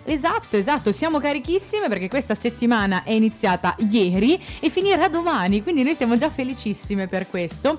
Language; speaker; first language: Italian; native; Italian